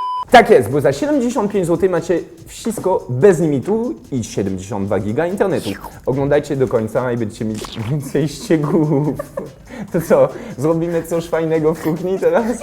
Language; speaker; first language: Polish; non-native, fluent; French